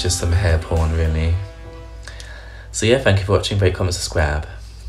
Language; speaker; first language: English; native; English